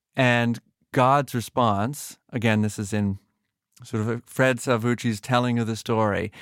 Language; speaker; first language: English; native; English